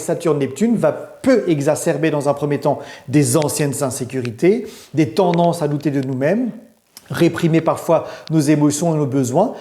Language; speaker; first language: French; native; French